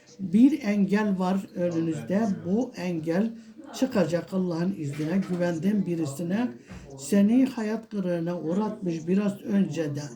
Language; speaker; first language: Turkish; non-native, local second language; Kurdish